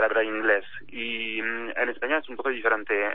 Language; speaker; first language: Spanish; non-native, fluent; French